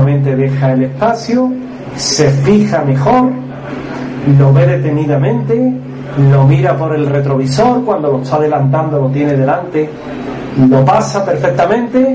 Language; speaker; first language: Spanish; native; Spanish